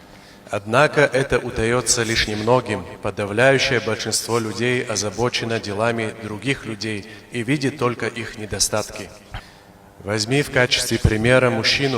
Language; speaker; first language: Russian; non-native, local second language; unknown